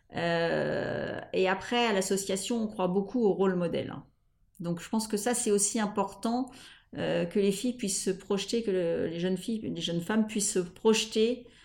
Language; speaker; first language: French; native; French